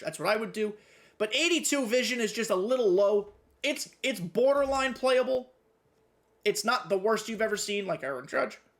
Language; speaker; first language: English; native; English